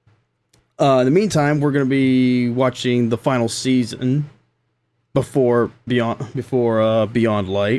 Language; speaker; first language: English; native; English